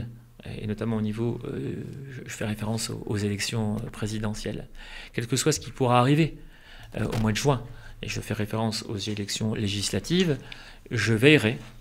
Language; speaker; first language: French; native; French